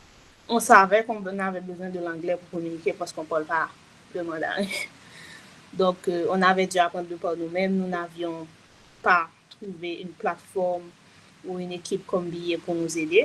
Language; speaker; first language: French; non-native, local second language; Haitian Creole